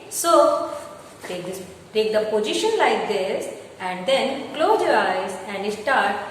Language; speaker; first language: English; non-native, local second language; Hindi